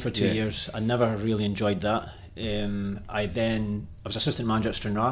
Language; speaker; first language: English; native; English